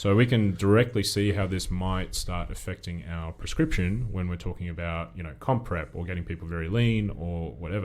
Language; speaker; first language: English; native; English